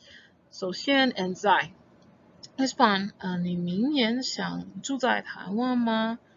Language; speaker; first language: Chinese; non-native, fluent; English